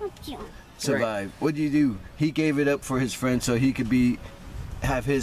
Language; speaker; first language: English; native; English